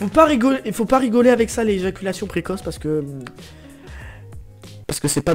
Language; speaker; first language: French; native; French